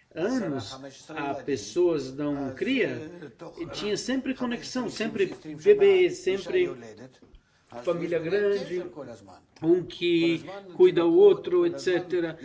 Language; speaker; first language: Portuguese; non-native, fluent; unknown